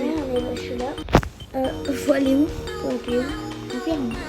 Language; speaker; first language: French; native; French